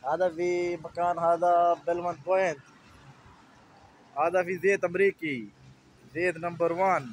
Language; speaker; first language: Arabic; non-native, learner; Punjabi